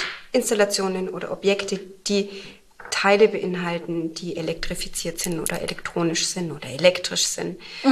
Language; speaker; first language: German; native; German